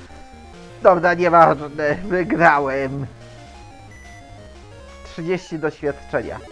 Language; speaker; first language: Polish; native; Polish